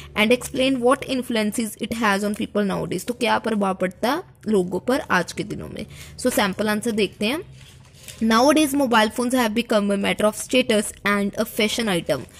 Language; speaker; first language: Hindi; native; Hindi